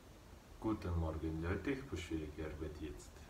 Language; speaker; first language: German; non-native, learner; Russian